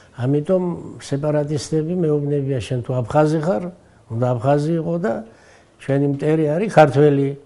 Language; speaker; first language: Georgian; non-native, local second language; Abkhazian